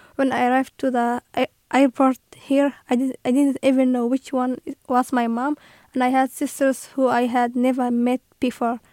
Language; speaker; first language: English; non-native, learner; Somali